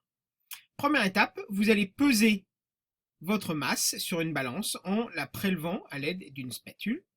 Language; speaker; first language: French; native; French